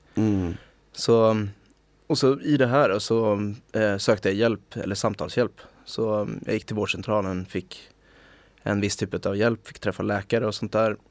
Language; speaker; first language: Swedish; native; Swedish